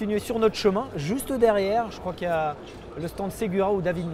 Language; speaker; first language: French; native; French